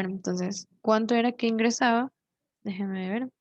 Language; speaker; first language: Spanish; native; Spanish